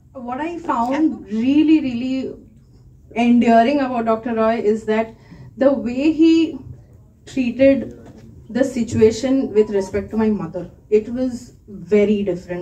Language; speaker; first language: English; non-native, local second language; Bangla